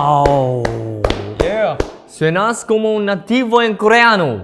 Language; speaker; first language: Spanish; non-native, learner; Korean